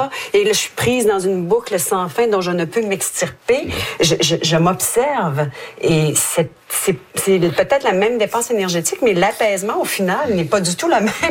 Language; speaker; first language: French; native; French